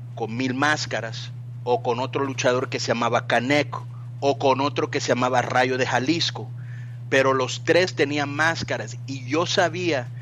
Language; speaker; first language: Spanish; early bilingual, heritage; Spanish